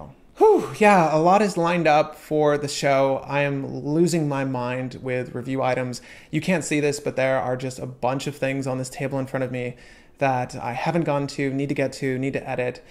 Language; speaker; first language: English; native; English